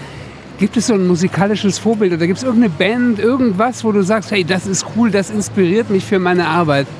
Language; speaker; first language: German; native; German